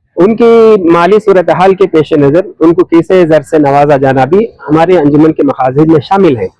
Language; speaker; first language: Urdu; native; Urdu